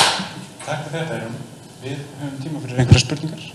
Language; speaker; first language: Icelandic; native; Icelandic